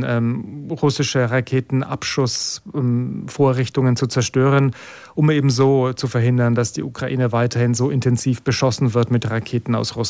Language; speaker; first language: German; native; German